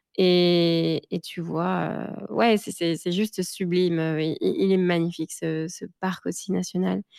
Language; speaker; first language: French; native; French